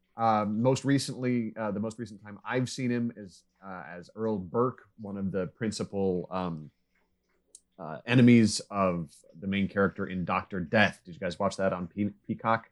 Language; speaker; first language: English; native; English